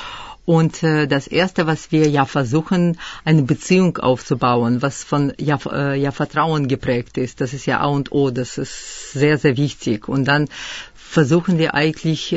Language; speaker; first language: German; early bilingual, other home language; Russian